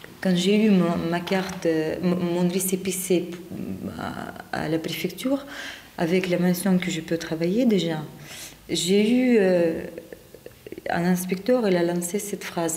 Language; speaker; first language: French; non-native, fluent; Russian